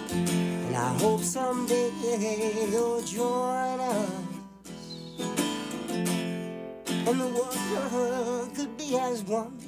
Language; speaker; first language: English; native; English